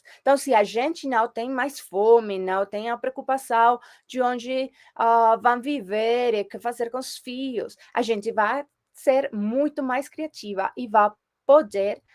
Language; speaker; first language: Portuguese; non-native, fluent; Spanish